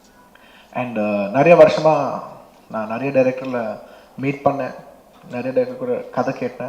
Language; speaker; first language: Tamil; non-native, local second language; Telugu